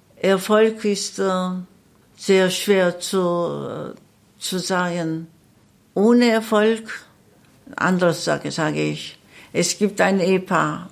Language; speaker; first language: German; non-native, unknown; Korean